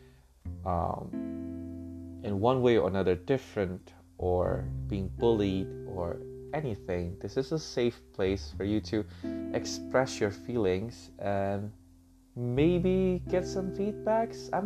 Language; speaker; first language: English; non-native, fluent; Indonesian